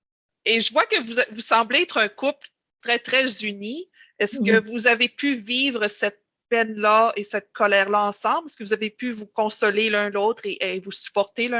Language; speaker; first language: French; native; French